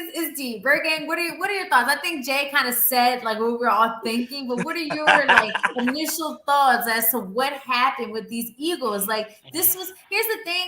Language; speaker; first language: English; native; English